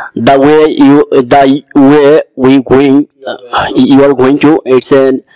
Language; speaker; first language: English; non-native, local second language; Bangla